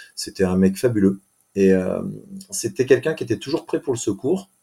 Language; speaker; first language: French; native; French